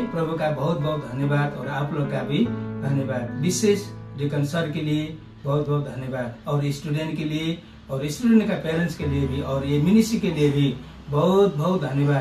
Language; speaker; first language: Hindi; non-native, local second language; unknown